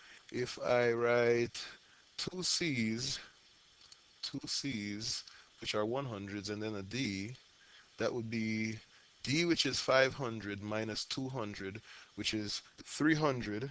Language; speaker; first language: English; native; English